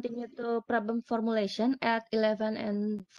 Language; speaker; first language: English; non-native, learner; Indonesian